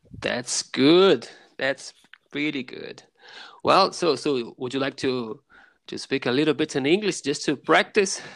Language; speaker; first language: English; non-native, fluent; Portuguese